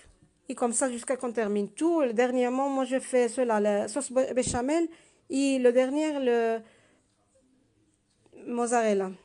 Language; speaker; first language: French; non-native, learner; Spanish